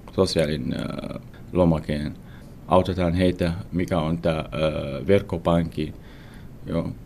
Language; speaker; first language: Finnish; non-native, learner; Arabic